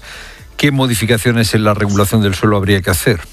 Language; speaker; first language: Spanish; native; Spanish